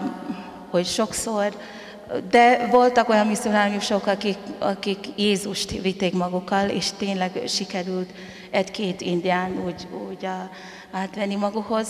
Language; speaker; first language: Hungarian; non-native, fluent; Tongan